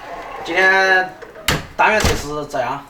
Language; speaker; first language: Chinese; native; Chinese